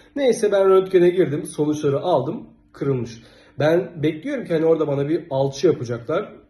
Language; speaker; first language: Turkish; native; Turkish